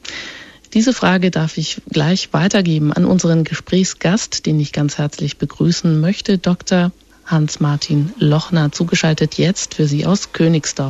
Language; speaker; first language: German; native; German